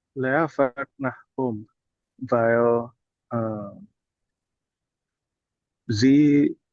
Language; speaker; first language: German; non-native, learner; Indonesian